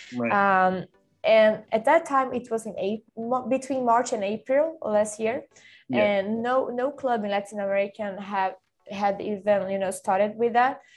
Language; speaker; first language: English; non-native, fluent; Swedish